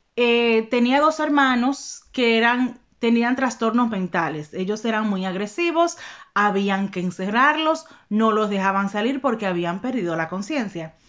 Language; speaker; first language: Spanish; native; Spanish